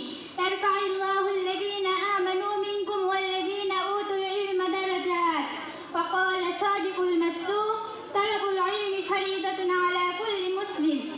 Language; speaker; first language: Arabic; non-native, learner; Bangla